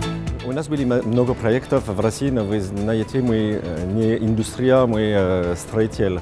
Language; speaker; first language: Russian; non-native, fluent; French